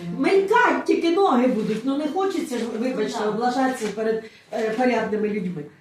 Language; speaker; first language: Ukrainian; non-native, local second language; Russian